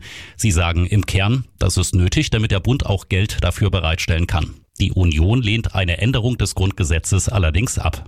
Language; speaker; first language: German; native; German